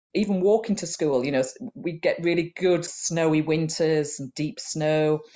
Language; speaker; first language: English; native; English